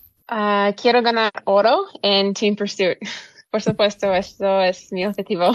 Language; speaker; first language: Spanish; non-native, learner; English